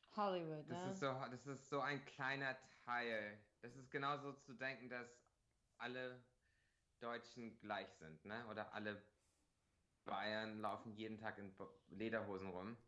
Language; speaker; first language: German; native; German